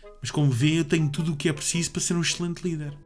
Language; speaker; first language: Portuguese; native; Portuguese